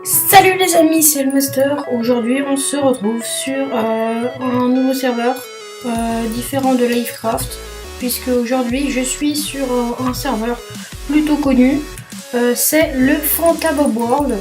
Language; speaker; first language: French; native; French